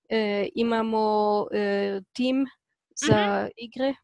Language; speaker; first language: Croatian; non-native, learner; Polish